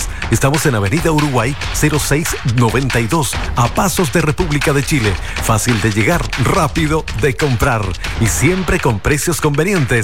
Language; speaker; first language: Spanish; native; Spanish